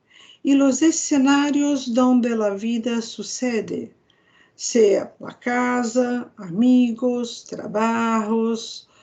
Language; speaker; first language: Spanish; non-native, fluent; Portuguese